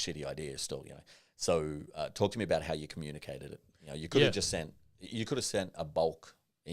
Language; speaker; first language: English; native; English